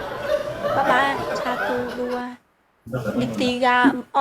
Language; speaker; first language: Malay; non-native, learner; Vietnamese